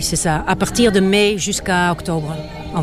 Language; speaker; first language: French; non-native, fluent; Dutch